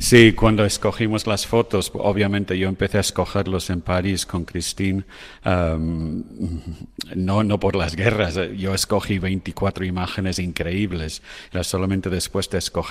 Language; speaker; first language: Spanish; non-native, fluent; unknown